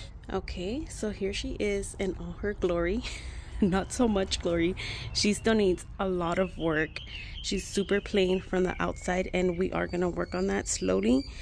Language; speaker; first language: English; early bilingual, other home language; Spanish